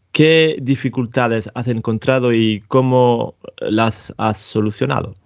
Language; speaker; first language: Spanish; native; Spanish